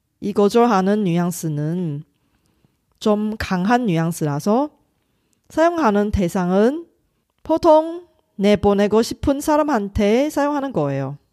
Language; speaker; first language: Korean; non-native, fluent; Chinese